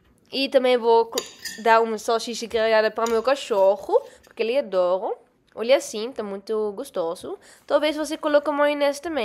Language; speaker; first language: Portuguese; non-native, learner; Dutch